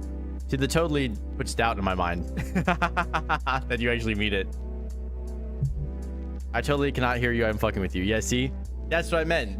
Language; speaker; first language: English; native; English